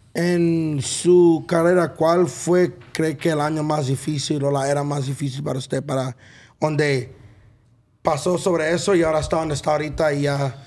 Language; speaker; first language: Spanish; early bilingual, heritage; Spanish